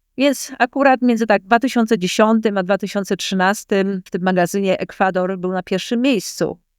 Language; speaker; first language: Polish; native; Polish